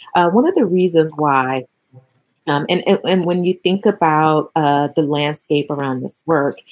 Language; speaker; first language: English; native; English